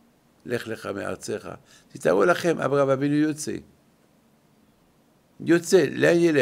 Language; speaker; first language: Hebrew; non-native, fluent; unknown